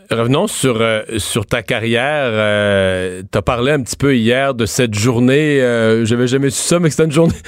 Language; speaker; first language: French; native; French